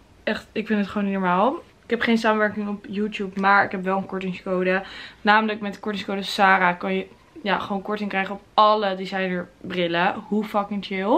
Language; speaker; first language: Dutch; native; Dutch